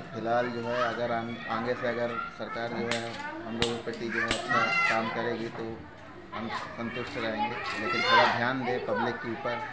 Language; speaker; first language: Hindi; native; Hindi